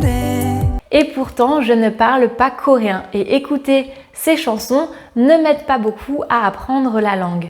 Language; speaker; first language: French; native; French